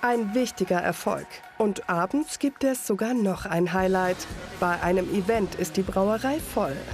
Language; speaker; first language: German; native; German